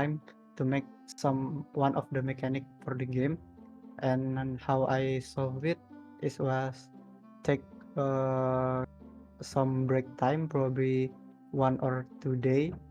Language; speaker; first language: English; non-native, learner; Indonesian